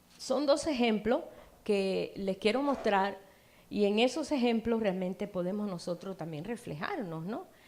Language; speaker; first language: Spanish; native; Spanish